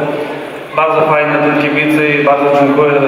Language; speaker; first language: Polish; non-native, learner; Russian